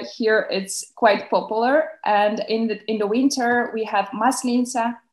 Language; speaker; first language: English; non-native, fluent; Belarusian